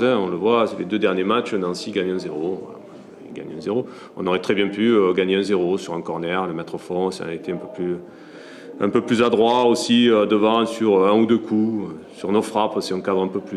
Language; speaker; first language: French; native; French